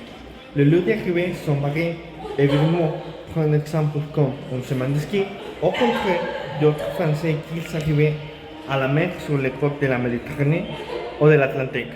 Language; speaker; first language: French; non-native, learner; Spanish